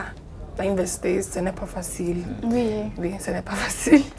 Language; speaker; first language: French; non-native, learner; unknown